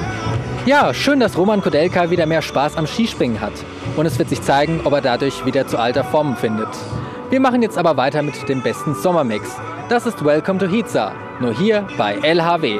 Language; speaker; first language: German; native; German